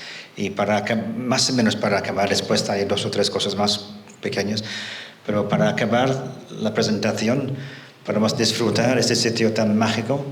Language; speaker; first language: Spanish; non-native, fluent; English